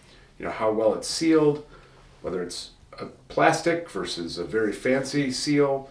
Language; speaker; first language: English; native; English